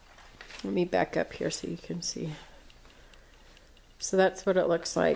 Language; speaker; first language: English; native; English